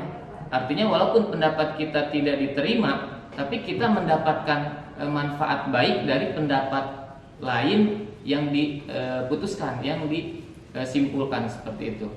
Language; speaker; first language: Indonesian; native; Indonesian